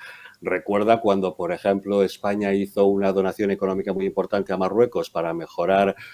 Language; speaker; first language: Spanish; native; Spanish